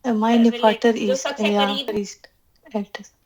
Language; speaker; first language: German; non-native, learner; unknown